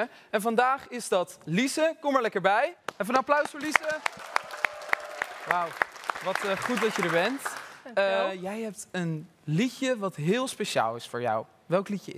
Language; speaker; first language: Dutch; native; Dutch